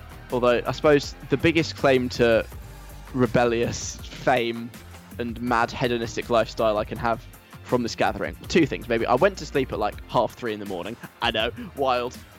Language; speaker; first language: English; native; English